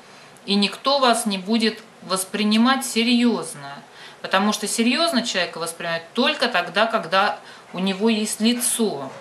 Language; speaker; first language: Russian; native; Russian